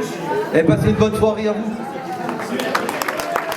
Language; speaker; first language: French; native; French